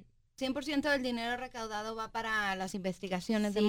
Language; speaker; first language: Spanish; native; Spanish